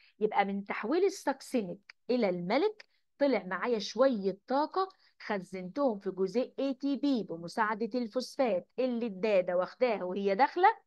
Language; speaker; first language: Arabic; native; Arabic